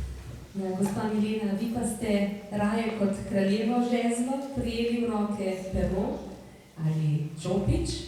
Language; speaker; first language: Slovenian; native; Slovenian